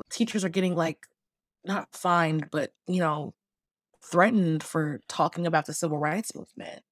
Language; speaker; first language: English; native; English